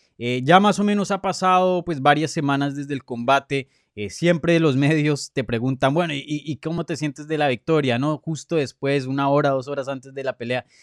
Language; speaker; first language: Spanish; native; Spanish